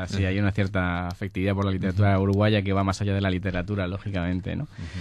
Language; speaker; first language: Spanish; native; Spanish